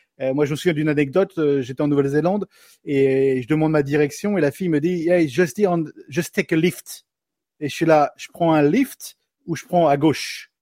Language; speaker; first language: French; native; French